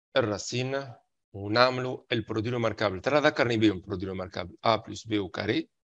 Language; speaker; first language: French; non-native, local second language; Arabic